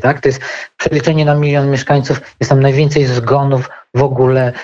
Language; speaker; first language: Polish; native; Polish